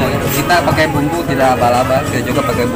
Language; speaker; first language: Indonesian; non-native, local second language; Sundanese